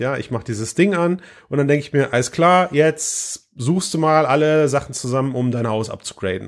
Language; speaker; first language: German; native; German